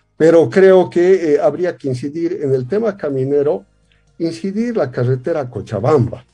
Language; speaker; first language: Spanish; native; Spanish